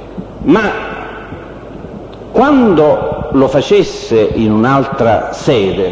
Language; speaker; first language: Italian; native; Italian